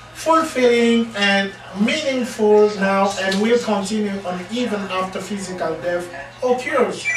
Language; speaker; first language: English; non-native, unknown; Lingala